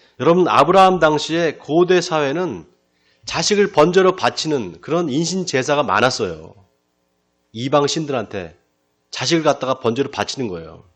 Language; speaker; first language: Korean; native; Korean